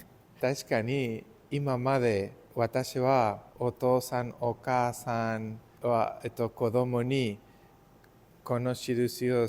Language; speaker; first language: Japanese; non-native, learner; Spanish